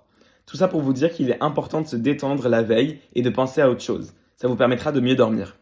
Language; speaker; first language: French; native; French